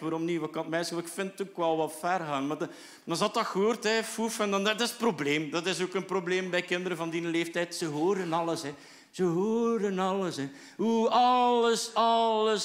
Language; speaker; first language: Dutch; native; Dutch